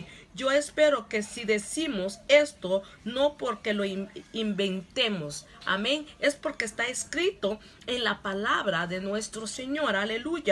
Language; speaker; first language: Spanish; non-native, local second language; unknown